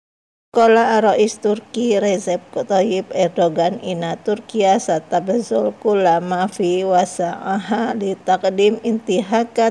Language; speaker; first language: Arabic; non-native, fluent; Indonesian